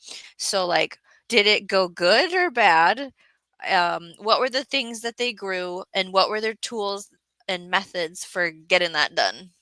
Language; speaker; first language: English; native; English